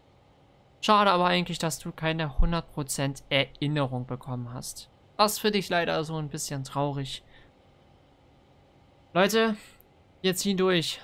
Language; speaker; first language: German; native; German